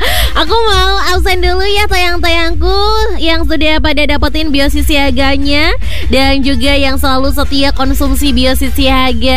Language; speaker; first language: Indonesian; native; Indonesian